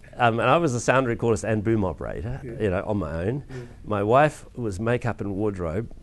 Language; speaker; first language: English; native; English